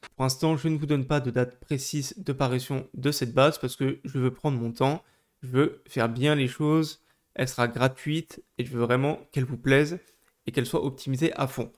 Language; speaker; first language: French; native; French